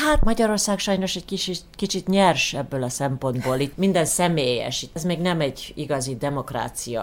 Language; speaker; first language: Hungarian; early bilingual, heritage; Hungarian